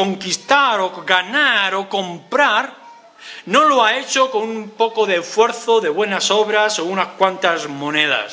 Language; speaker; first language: Spanish; native; Spanish